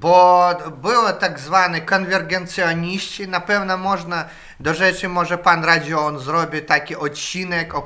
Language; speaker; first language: Polish; non-native, fluent; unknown